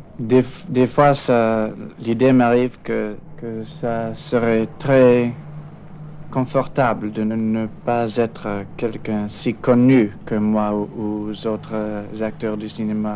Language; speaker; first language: French; non-native, fluent; English